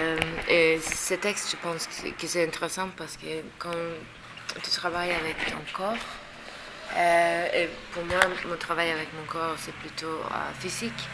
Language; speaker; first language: French; non-native, learner; Norwegian